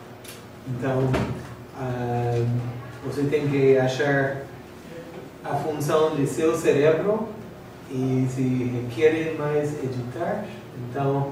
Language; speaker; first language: Portuguese; non-native, learner; English